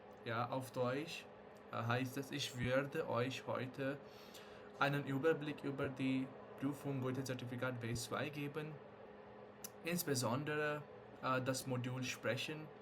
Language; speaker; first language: German; non-native, fluent; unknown